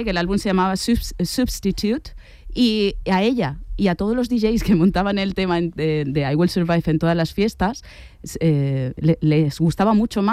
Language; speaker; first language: Spanish; native; Spanish